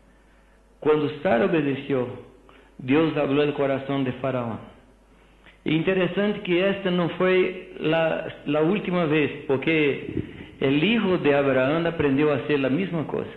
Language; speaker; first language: Spanish; non-native, fluent; Portuguese